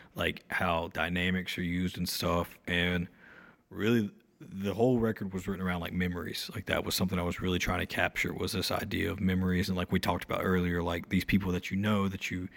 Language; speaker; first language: English; native; English